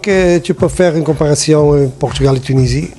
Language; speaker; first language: French; non-native, learner; Portuguese